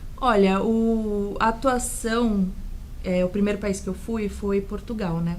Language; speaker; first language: Portuguese; native; Portuguese